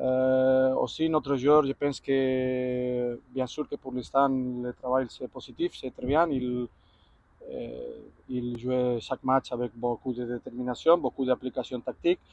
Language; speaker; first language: French; non-native, fluent; Spanish